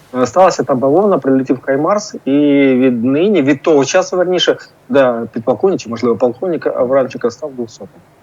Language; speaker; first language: Ukrainian; non-native, local second language; Russian